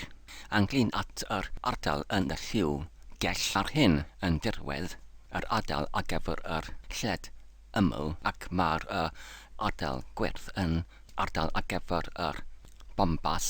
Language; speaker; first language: Welsh; non-native, learner; English